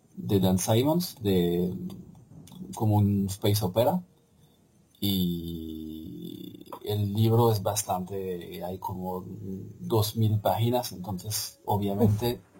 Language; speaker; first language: Spanish; non-native, fluent; French